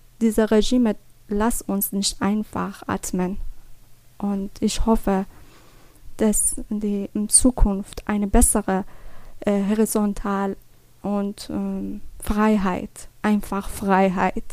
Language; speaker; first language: German; non-native, learner; Persian